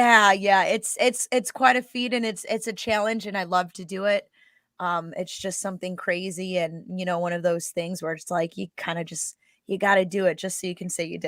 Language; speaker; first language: English; native; English